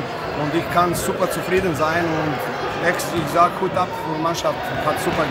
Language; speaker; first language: German; non-native, fluent; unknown